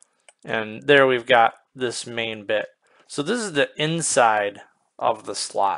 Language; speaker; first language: English; native; English